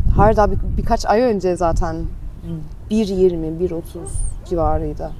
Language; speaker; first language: Turkish; early bilingual, heritage; Turkish